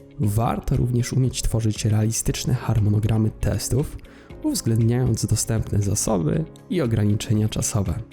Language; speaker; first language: Polish; native; Polish